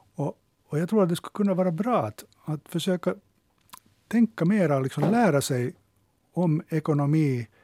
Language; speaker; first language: Swedish; native; Swedish